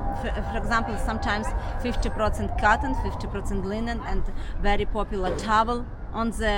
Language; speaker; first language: English; non-native, learner; Ukrainian